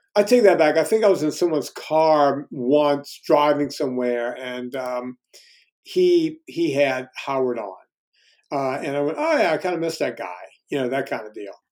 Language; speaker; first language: English; native; English